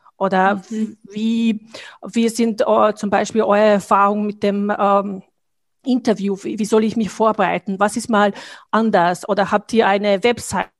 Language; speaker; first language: German; non-native, fluent; Bosnian